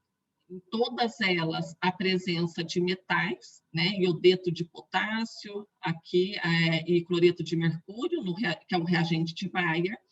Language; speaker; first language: Portuguese; native; Portuguese